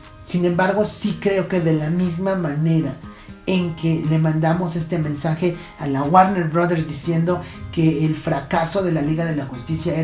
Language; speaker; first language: Spanish; native; Spanish